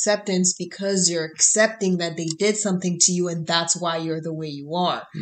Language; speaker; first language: English; early bilingual, other home language; Haitian Creole